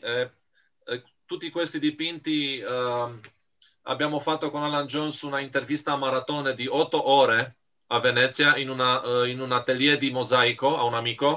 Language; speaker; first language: Italian; non-native, fluent; Romanian